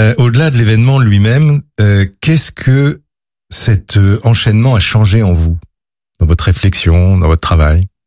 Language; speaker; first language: French; native; French